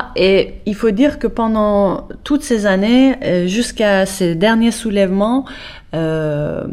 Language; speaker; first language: French; non-native, fluent; Persian